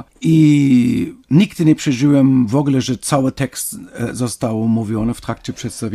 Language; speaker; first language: Polish; non-native, fluent; German